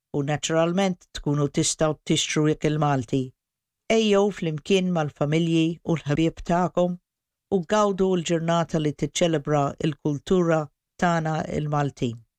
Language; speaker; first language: Maltese; native; Maltese